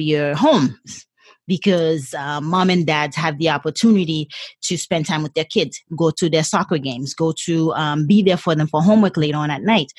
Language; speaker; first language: English; non-native, fluent; Haitian Creole